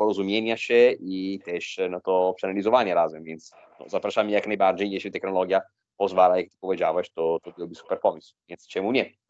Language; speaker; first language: Polish; non-native, fluent; Italian